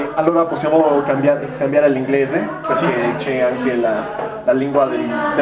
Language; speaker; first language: Italian; non-native, fluent; Spanish